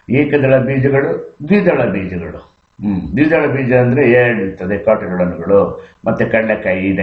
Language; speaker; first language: Kannada; native; Kannada